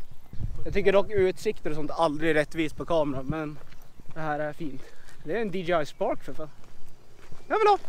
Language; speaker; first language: Swedish; native; Swedish